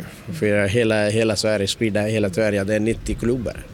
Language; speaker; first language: Swedish; non-native, learner; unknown